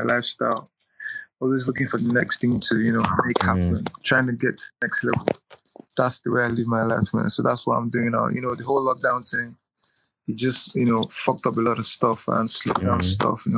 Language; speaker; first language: English; non-native, local second language; Igbo